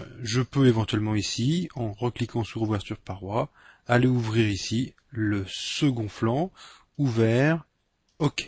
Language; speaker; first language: French; native; French